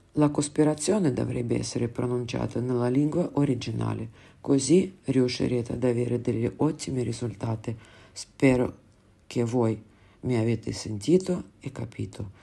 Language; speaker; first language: Italian; non-native, fluent; Russian